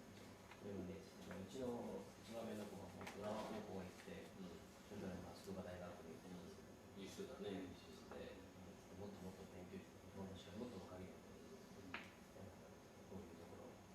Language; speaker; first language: Japanese; non-native, fluent; Urdu